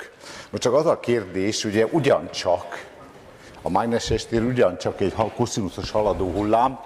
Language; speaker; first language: Hungarian; native; Hungarian